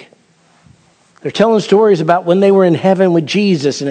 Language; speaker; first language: English; native; English